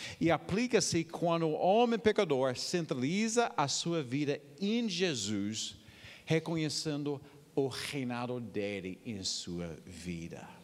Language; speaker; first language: Portuguese; non-native, fluent; English